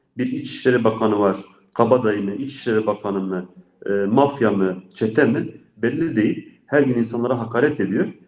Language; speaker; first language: Turkish; non-native, local second language; Kurdish